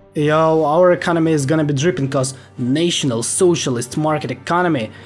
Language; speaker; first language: English; non-native, fluent; Ukrainian